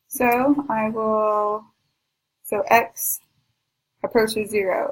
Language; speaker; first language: English; native; English